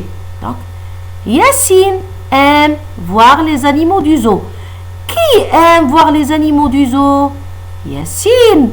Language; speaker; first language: French; non-native, local second language; Arabic